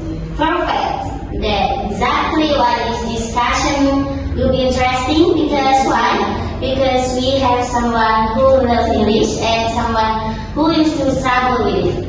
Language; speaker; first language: English; non-native, learner; Indonesian